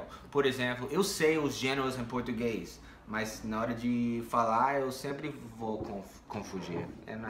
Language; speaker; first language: Portuguese; non-native, fluent; English